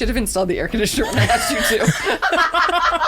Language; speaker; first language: English; native; English